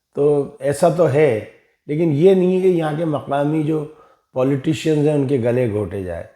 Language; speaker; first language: Urdu; native; Urdu